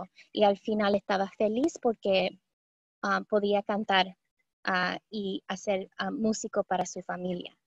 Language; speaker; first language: Spanish; early bilingual, heritage; Spanish